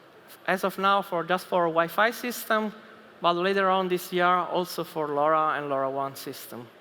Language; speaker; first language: English; non-native, fluent; Italian